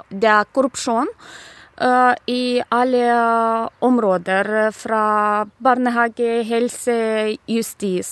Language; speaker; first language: Norwegian; non-native, fluent; Romanian